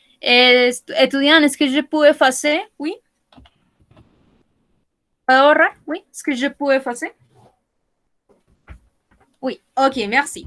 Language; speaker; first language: French; non-native, learner; Spanish